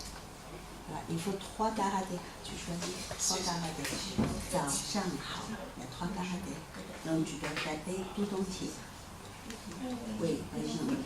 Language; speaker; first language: French; non-native, fluent; Chinese